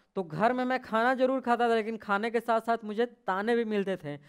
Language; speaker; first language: Hindi; native; Hindi